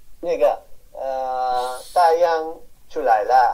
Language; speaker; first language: Chinese; non-native, learner; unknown